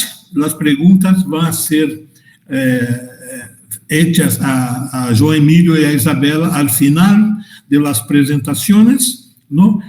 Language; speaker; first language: Spanish; non-native, fluent; Portuguese